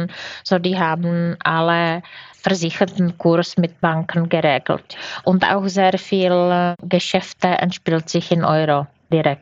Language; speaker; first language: German; non-native, fluent; Czech